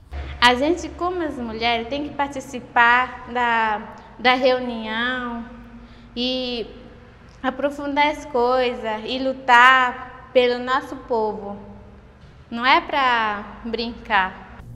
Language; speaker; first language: Portuguese; non-native, local second language; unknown